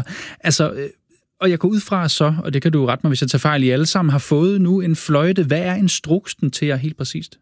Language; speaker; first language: Danish; native; Danish